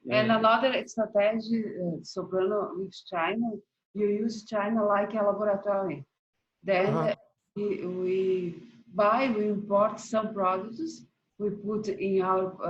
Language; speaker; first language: English; non-native, learner; Portuguese